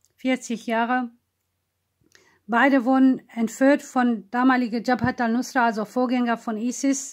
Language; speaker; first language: German; non-native, fluent; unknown